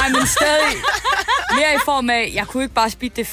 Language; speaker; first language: Danish; native; Danish